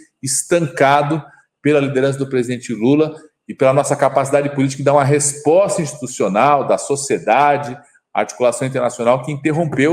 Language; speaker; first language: Portuguese; native; Portuguese